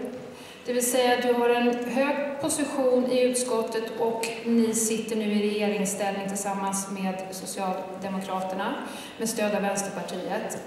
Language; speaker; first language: Swedish; native; Swedish